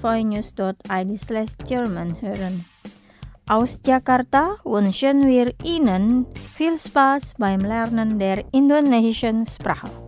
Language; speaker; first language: German; non-native, fluent; Indonesian